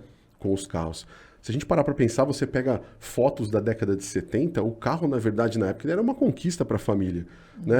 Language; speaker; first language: Portuguese; native; Portuguese